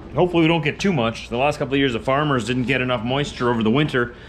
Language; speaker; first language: English; native; English